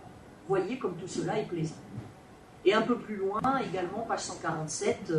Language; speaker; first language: French; native; French